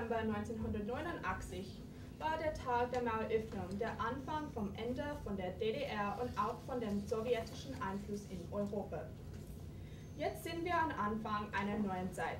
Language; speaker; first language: German; non-native, fluent; English